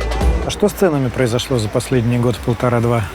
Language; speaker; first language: Russian; native; Russian